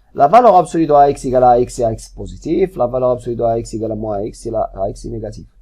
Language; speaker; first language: French; non-native, local second language; Arabic